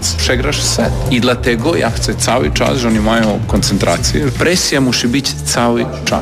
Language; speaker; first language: Polish; non-native, learner; Serbian